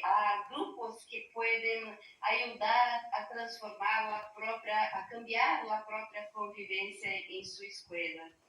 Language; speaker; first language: Spanish; non-native, learner; Portuguese